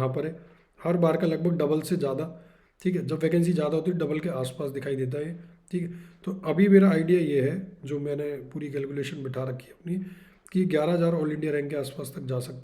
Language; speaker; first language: Hindi; native; Hindi